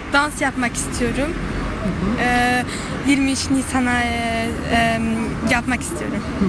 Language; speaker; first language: Turkish; early bilingual, heritage; Turkish